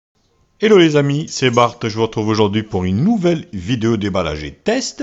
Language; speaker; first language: French; native; French